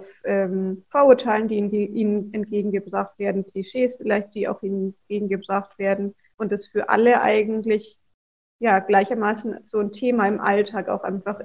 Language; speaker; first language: German; native; German